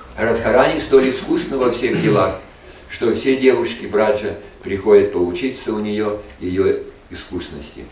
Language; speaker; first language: Russian; native; Russian